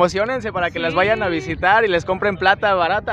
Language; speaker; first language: Spanish; native; Spanish